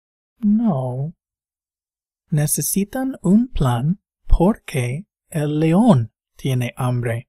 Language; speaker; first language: Spanish; non-native, fluent; English